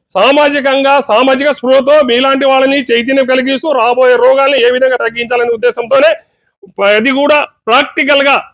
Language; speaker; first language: Telugu; native; Telugu